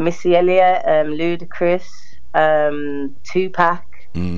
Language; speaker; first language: English; native; English